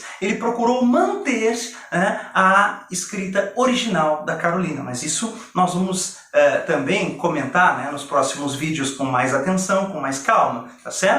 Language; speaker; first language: Portuguese; native; Portuguese